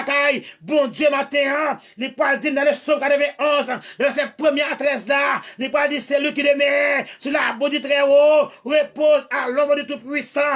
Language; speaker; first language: French; non-native, learner; Haitian Creole